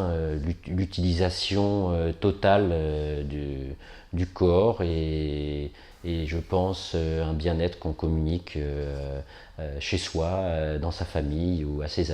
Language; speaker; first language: French; native; French